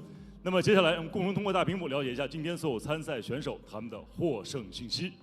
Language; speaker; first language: Chinese; native; Chinese